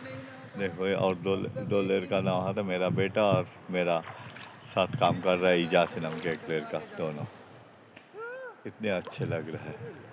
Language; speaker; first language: Hindi; non-native, local second language; Bangla